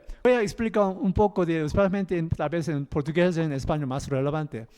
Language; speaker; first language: Spanish; non-native, learner; Korean